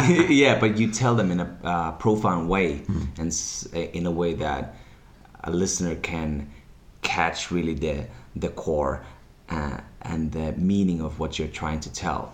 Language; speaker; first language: English; non-native, fluent; Finnish